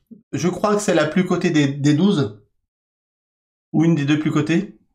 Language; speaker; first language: French; native; French